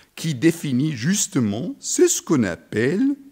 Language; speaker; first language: French; non-native, fluent; German